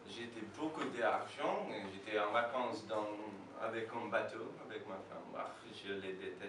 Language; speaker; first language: French; non-native, learner; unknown